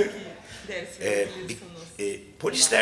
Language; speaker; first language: Turkish; non-native, learner; Macedonian